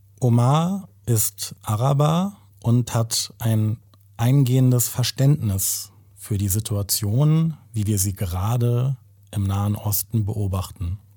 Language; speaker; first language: German; native; German